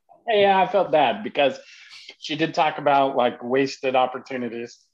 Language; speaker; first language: English; native; English